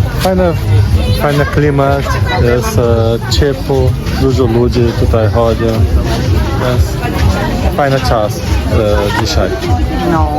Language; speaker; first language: Polish; non-native, learner; Portuguese